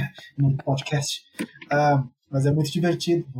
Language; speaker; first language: Portuguese; native; Portuguese